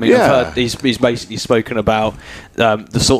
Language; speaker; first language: English; native; English